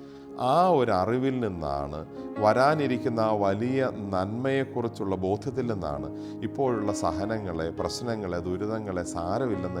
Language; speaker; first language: Malayalam; native; Malayalam